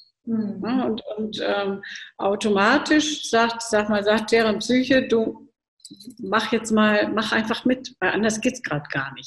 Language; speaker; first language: German; native; German